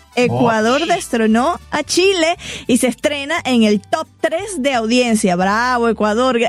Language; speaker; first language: Spanish; native; Spanish